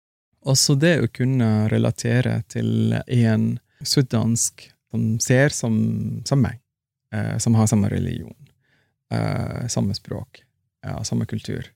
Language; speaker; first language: Swedish; non-native, fluent; Arabic